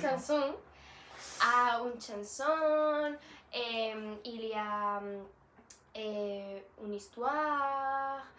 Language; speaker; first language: French; non-native, learner; Spanish